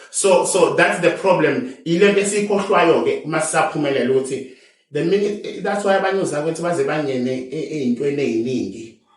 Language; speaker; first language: Zulu; native; Zulu